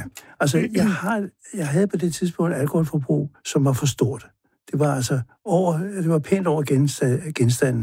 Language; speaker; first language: Danish; native; Danish